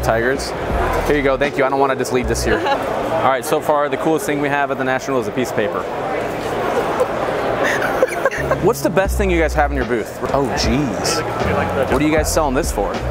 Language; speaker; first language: English; native; English